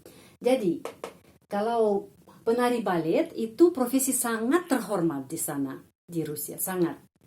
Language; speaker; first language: Indonesian; non-native, fluent; Russian